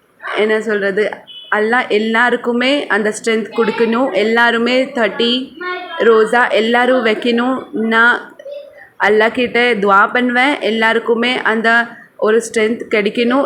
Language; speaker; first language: Tamil; non-native, local second language; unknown